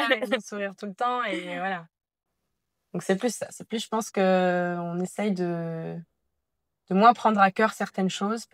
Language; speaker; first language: French; native; French